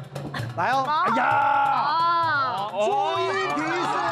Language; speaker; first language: Chinese; native; Chinese